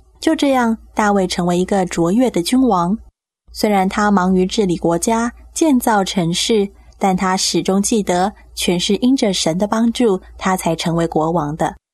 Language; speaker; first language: Chinese; native; Chinese